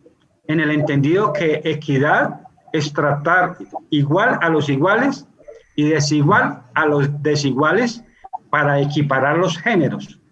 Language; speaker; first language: Spanish; native; Spanish